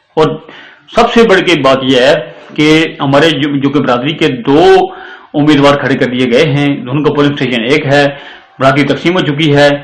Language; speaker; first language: Urdu; non-native, local second language; Pahari-Potwari